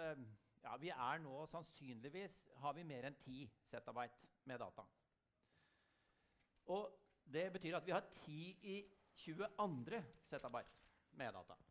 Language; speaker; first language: Norwegian; native; Norwegian